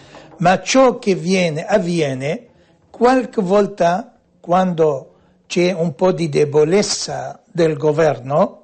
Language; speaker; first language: Italian; non-native, fluent; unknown